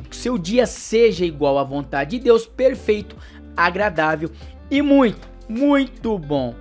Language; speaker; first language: Portuguese; native; Portuguese